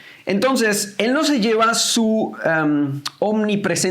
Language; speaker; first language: Spanish; native; Spanish